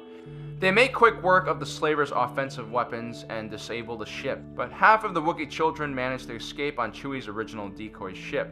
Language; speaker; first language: English; native; English